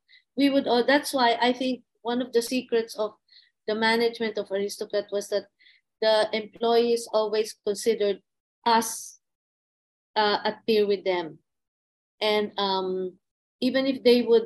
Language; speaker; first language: English; non-native, local second language; Filipino